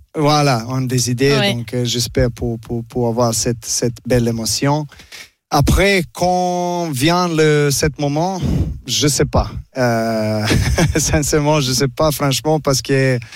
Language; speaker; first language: French; non-native, learner; Serbian